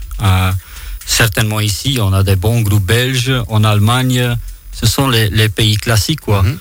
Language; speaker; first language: French; non-native, local second language; Dutch